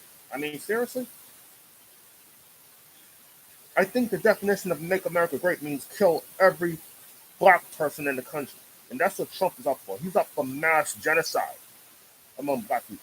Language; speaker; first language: English; native; English